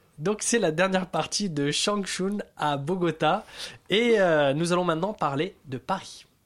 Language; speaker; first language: French; native; French